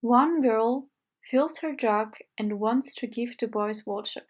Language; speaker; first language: English; non-native, fluent; Armenian